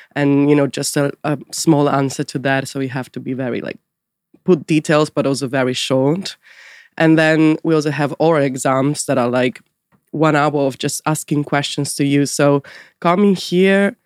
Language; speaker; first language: English; non-native, fluent; Italian